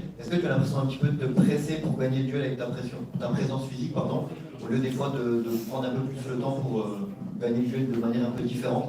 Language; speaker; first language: French; native; French